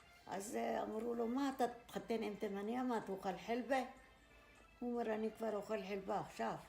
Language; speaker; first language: Hebrew; non-native, fluent; Arabic